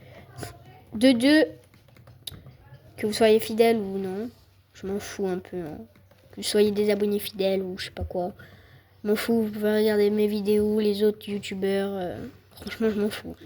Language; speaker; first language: French; native; French